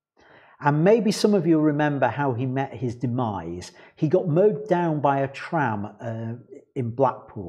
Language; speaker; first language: English; native; English